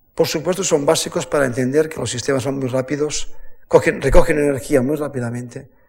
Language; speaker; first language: Spanish; native; Spanish